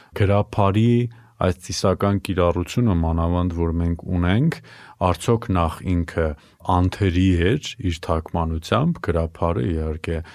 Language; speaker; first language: Armenian; native; Armenian